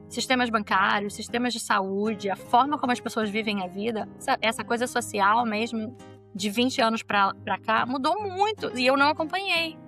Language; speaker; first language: Portuguese; native; Portuguese